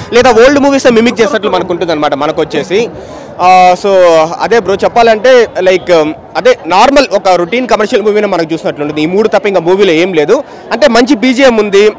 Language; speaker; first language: Telugu; native; Telugu